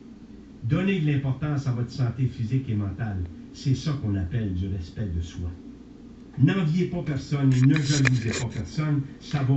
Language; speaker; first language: French; native; French